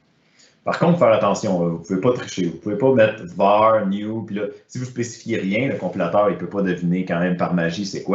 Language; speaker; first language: French; native; French